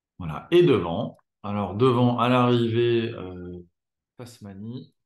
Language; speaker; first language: French; native; French